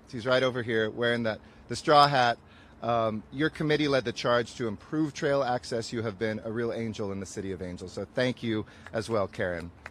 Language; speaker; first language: English; native; English